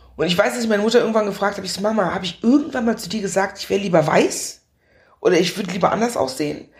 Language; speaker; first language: German; early bilingual, other home language; Akan